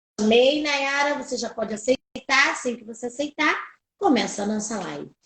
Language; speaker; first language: Portuguese; native; Portuguese